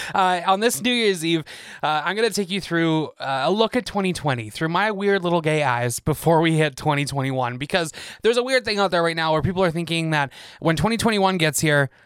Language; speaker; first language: English; native; English